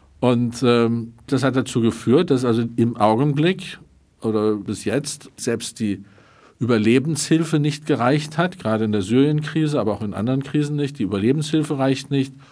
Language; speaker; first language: German; native; German